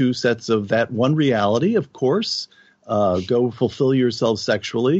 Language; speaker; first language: English; native; English